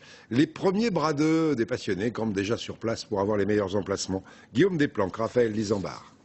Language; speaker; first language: French; native; French